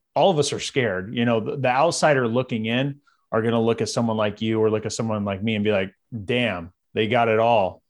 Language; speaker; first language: English; native; English